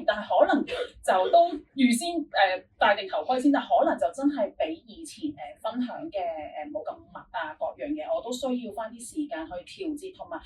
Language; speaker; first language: Cantonese; native; Cantonese